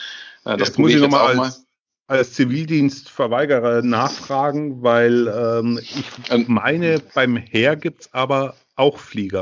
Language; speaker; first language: German; native; German